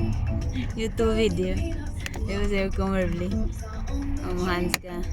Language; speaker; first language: Swedish; non-native, learner; Filipino